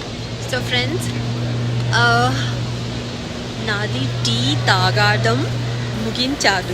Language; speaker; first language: Telugu; non-native, learner; Kannada